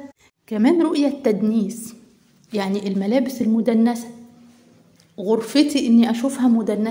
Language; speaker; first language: Arabic; native; Arabic